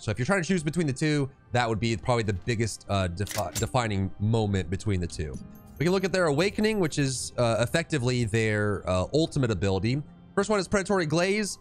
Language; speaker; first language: English; native; English